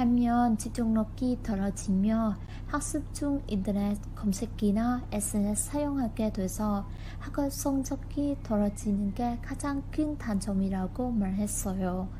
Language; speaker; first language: Korean; non-native, learner; Vietnamese